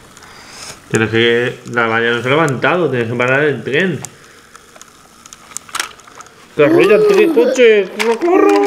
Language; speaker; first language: Spanish; native; Spanish